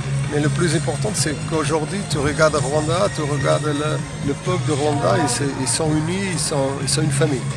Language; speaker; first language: French; non-native, fluent; Portuguese